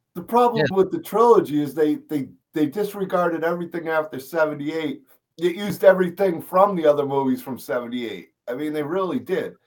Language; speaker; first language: English; native; English